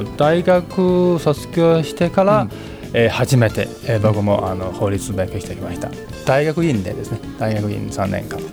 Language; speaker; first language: Japanese; non-native, fluent; Chinese